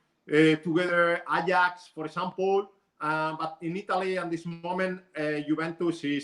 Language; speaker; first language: English; non-native, learner; Spanish